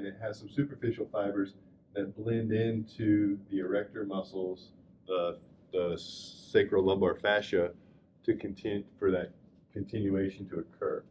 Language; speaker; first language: English; native; English